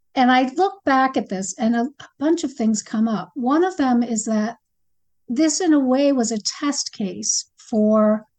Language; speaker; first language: English; native; English